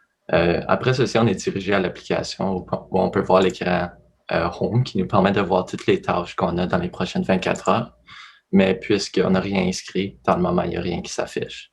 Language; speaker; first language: French; native; French